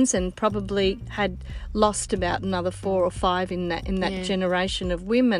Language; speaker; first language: English; non-native, local second language; Sicilian